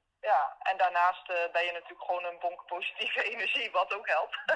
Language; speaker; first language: Dutch; native; Dutch